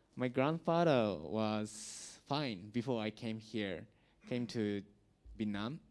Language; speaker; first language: English; non-native, learner; Japanese